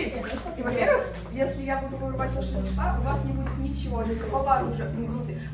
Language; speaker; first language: Russian; native; Russian